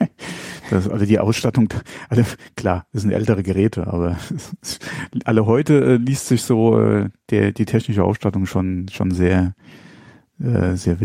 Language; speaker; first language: German; native; German